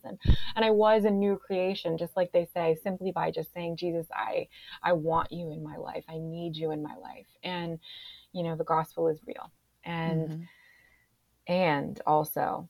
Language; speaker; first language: English; native; English